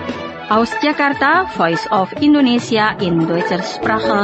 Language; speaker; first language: German; non-native, fluent; Indonesian